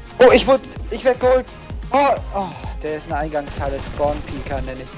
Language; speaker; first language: German; native; German